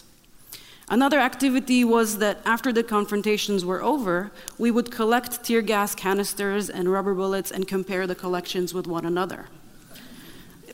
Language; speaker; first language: English; non-native, fluent; Arabic